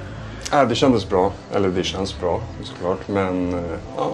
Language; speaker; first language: Swedish; native; Swedish